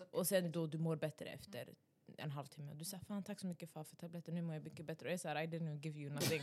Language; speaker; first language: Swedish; early bilingual, other home language; Arabic